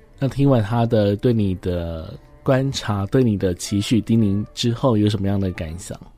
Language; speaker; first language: Chinese; native; Chinese